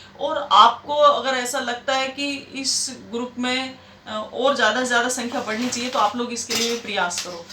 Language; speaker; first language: Hindi; native; Hindi